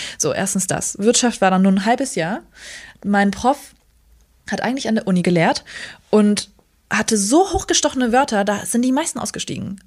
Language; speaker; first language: German; early bilingual, other home language; Kurdish